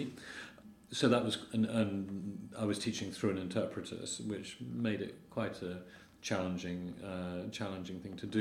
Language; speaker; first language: English; native; English